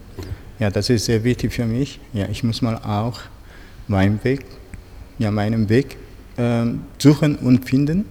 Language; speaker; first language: German; non-native, fluent; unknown